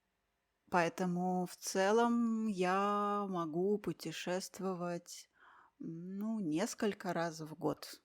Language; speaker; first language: Russian; native; Russian